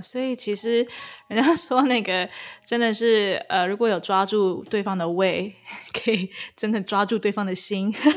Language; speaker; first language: Chinese; early bilingual, other home language; English